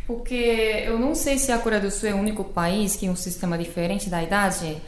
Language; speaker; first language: Portuguese; non-native, fluent; Korean